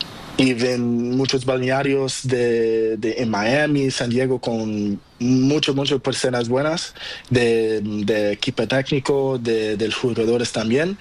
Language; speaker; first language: Spanish; non-native, learner; Portuguese